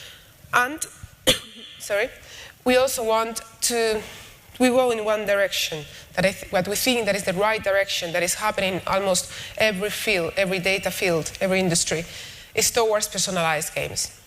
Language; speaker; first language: English; non-native, fluent; Spanish